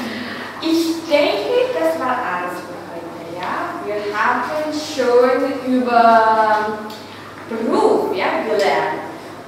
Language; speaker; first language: German; non-native, fluent; Indonesian